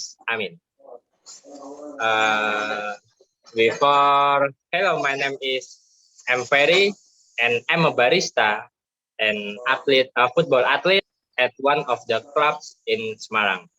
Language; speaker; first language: English; non-native, learner; Indonesian